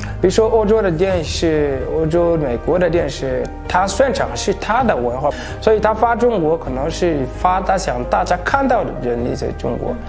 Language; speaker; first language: Chinese; non-native, fluent; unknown